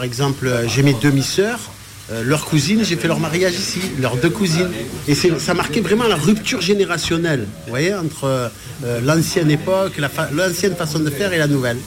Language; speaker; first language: French; early bilingual, other home language; Arabic